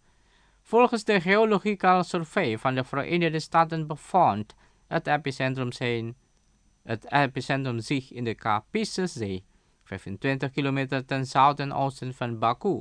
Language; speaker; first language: Dutch; non-native, fluent; Indonesian